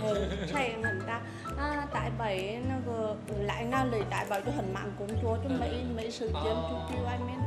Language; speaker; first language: Chinese; non-native, learner; Vietnamese